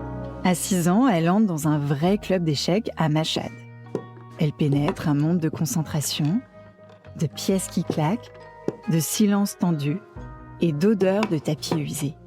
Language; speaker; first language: French; native; French